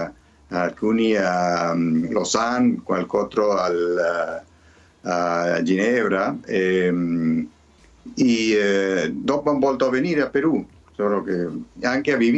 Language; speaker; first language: Italian; early bilingual, heritage; Spanish